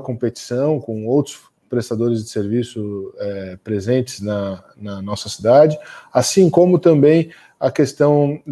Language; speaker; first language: Portuguese; native; Portuguese